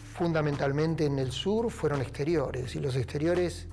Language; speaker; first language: Spanish; native; Spanish